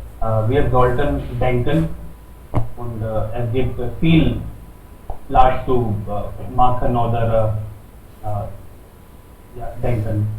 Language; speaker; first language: German; non-native, learner; Hindi